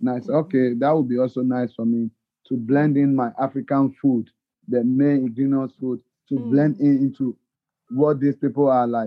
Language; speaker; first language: English; non-native, local second language; Ga